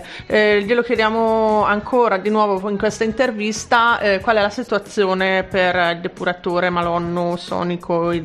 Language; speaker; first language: Italian; native; Italian